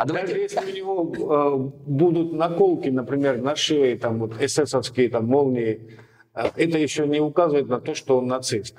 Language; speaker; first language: Russian; native; Russian